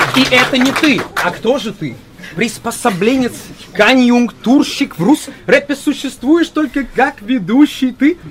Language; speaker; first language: Russian; early bilingual, heritage; Russian